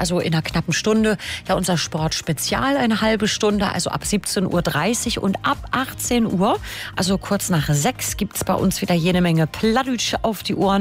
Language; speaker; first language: German; native; German